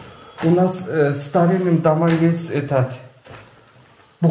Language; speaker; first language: Russian; non-native, local second language; Azerbaijani